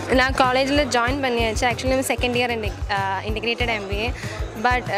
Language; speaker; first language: Tamil; non-native, local second language; Malayalam